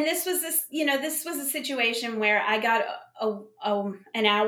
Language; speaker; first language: English; native; English